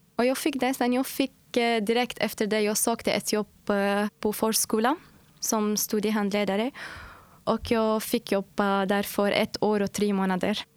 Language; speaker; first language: Swedish; non-native, fluent; Arabic